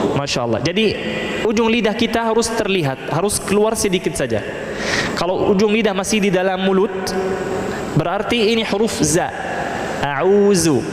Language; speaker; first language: Malay; non-native, fluent; Arabic